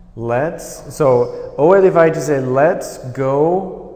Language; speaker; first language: Portuguese; non-native, fluent; English